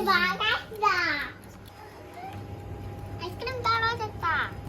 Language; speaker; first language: Korean; early bilingual, heritage; Korean